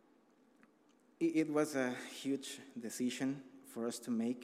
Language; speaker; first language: English; non-native, fluent; Spanish